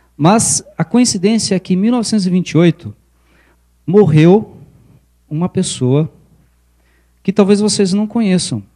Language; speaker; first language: Portuguese; early bilingual, other home language; Spanish